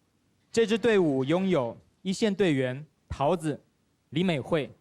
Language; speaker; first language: Chinese; native; Chinese